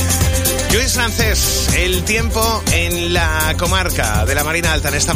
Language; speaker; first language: Spanish; native; Spanish